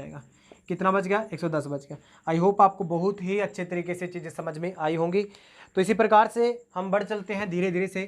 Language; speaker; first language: Hindi; native; Hindi